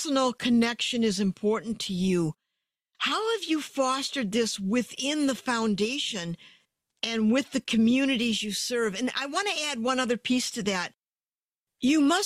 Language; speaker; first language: English; native; English